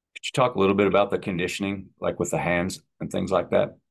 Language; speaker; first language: English; native; English